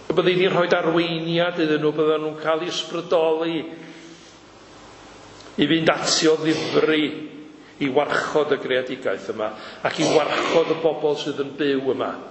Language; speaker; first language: Welsh; native; Welsh